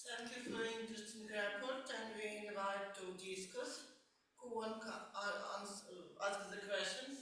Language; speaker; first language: English; non-native, learner; Ukrainian